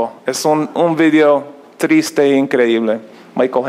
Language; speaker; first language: Spanish; non-native, learner; English